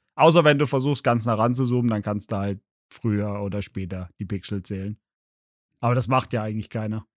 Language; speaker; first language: German; native; German